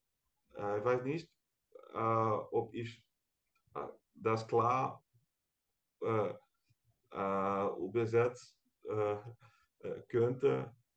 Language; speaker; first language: German; non-native, fluent; Portuguese